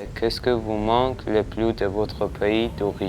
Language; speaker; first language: French; early bilingual, other home language; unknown